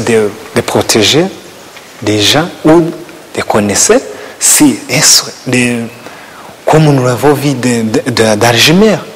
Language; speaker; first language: French; non-native, learner; Kinyarwanda